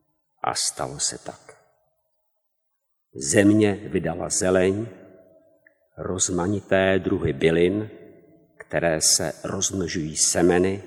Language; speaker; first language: Czech; native; Czech